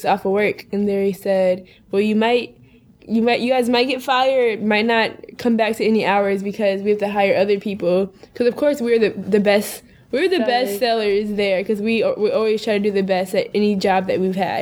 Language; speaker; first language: English; native; English